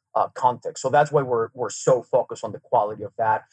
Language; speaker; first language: English; non-native, fluent; Serbian